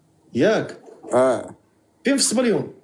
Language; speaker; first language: Arabic; native; Arabic